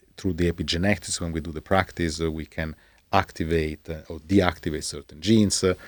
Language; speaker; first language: English; non-native, fluent; Italian